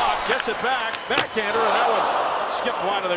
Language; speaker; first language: English; native; English